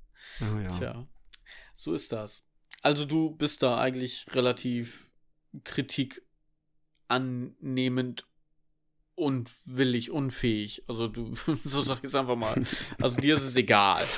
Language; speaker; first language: German; native; German